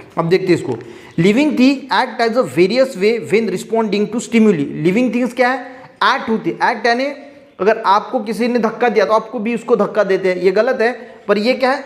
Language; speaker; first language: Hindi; non-native, local second language; Marathi